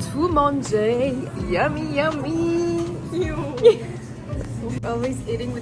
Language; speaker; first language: English; non-native, learner; French